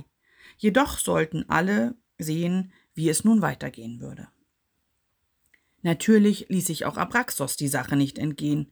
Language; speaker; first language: German; native; German